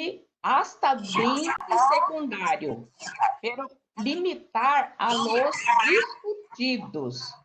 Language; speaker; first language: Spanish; non-native, learner; Portuguese